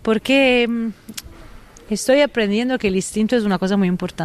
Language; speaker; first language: Spanish; non-native, fluent; Italian